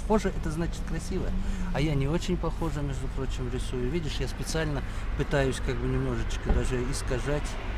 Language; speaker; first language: Russian; native; Russian